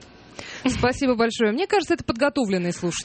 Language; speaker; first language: Russian; native; Russian